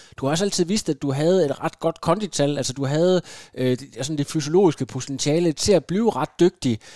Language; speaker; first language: Danish; native; Danish